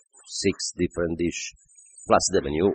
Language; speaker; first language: English; non-native, fluent; Italian